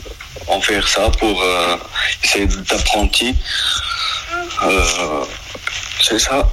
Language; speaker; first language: French; non-native, local second language; Arabic